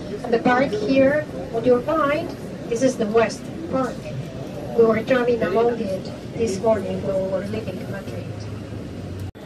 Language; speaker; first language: English; non-native, fluent; Spanish